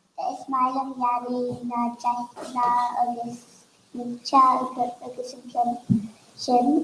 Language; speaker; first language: Irish; non-native, learner; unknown